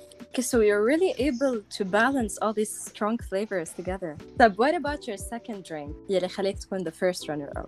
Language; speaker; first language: English; non-native, local second language; Arabic